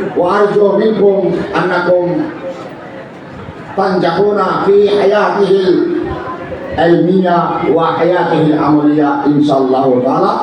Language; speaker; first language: Arabic; non-native, fluent; Bangla